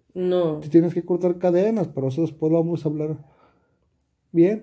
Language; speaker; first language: Spanish; native; Spanish